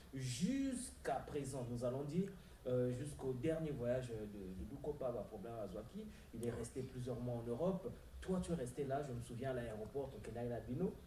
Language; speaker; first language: French; non-native, local second language; Lingala